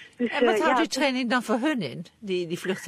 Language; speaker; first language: Dutch; native; Dutch